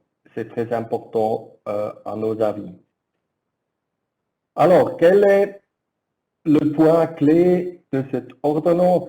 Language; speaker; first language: French; non-native, learner; German